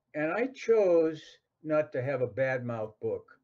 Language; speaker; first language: English; native; English